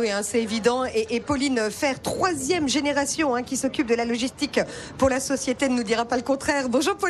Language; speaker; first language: French; native; French